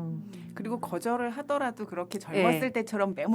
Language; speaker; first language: Korean; native; Korean